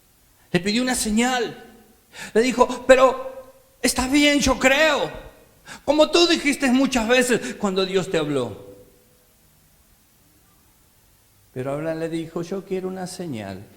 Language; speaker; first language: Spanish; native; Spanish